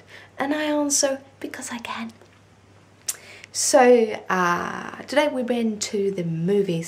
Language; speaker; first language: English; non-native, fluent; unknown